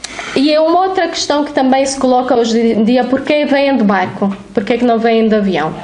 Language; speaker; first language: Portuguese; non-native, fluent; Arabic